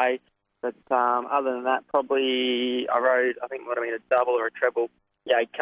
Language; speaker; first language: English; native; English